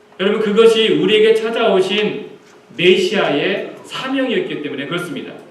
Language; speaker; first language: Korean; native; Korean